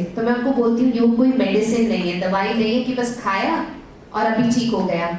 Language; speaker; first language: Hindi; native; Hindi